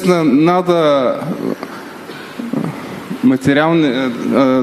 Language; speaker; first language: Russian; non-native, learner; Bulgarian